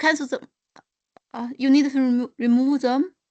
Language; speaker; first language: English; non-native, learner; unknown